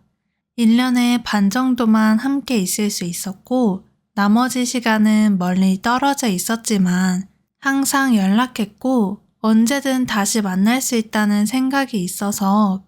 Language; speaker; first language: Korean; native; Korean